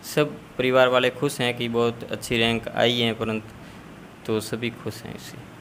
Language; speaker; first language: Hindi; native; Hindi